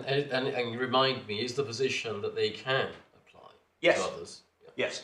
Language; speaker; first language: English; native; English